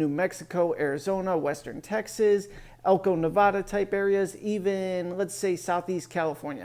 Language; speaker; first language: English; native; English